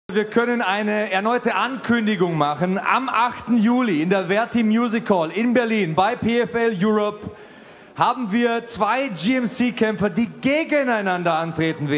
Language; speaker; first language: German; native; German